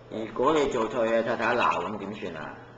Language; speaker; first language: Cantonese; native; Cantonese